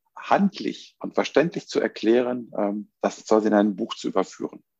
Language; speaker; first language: German; non-native, fluent; Spanish